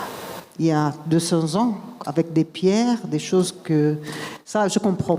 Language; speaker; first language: French; non-native, fluent; Portuguese